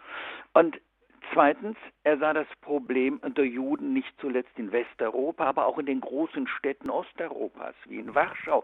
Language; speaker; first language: German; native; German